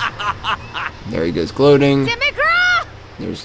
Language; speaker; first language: English; native; English